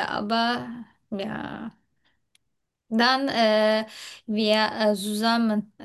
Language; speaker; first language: German; non-native, learner; Turkish